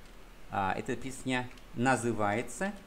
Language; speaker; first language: Russian; non-native, fluent; Vietnamese